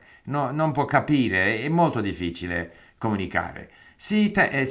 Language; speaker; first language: Italian; non-native, fluent; English